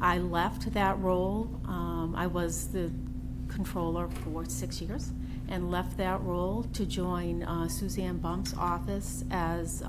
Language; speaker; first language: English; native; English